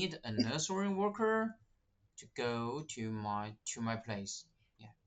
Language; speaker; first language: English; non-native, fluent; Chinese